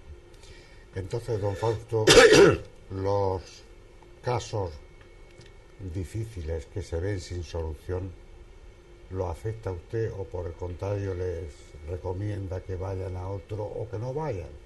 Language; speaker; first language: Spanish; native; Spanish